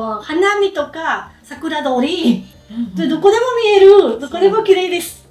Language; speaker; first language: Japanese; non-native, learner; Spanish